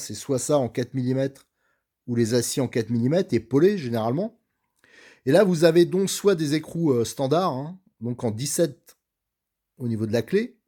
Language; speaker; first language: French; native; French